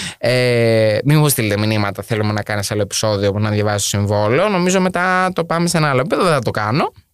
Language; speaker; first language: Greek; native; Greek